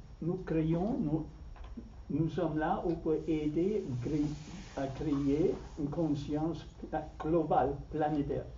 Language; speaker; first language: French; non-native, fluent; German